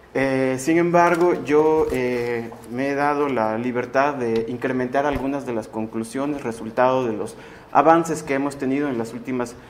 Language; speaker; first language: Spanish; native; Spanish